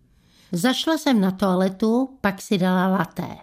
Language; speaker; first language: Czech; native; Czech